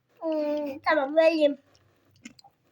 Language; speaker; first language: Turkish; native; Turkish